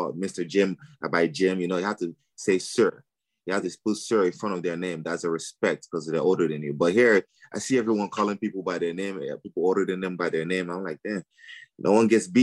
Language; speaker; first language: English; non-native, local second language; Igbo